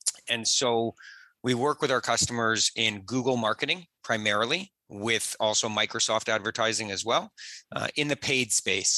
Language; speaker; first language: English; native; English